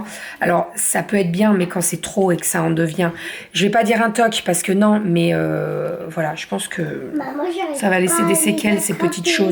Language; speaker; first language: French; native; French